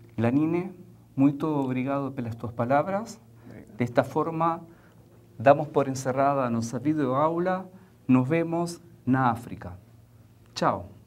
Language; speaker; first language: Portuguese; non-native, fluent; Spanish